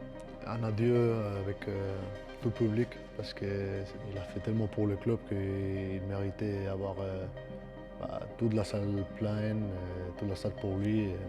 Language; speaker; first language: French; non-native, fluent; Spanish